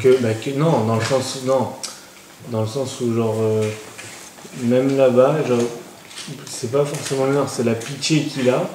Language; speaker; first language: French; native; French